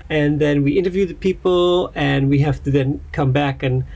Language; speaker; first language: English; non-native, fluent; Dutch